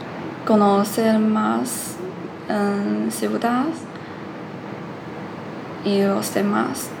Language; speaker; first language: Spanish; non-native, learner; Chinese